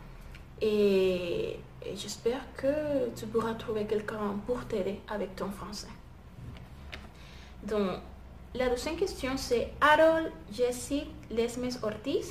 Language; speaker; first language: French; non-native, fluent; Spanish